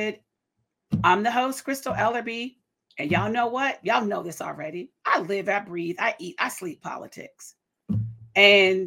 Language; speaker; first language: English; native; English